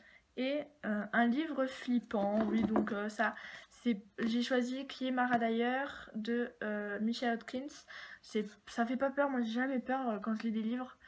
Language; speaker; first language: French; native; French